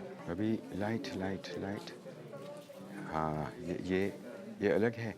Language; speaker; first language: Hindi; non-native, learner; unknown